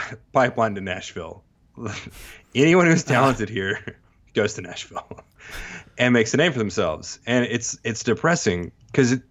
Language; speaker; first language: English; native; English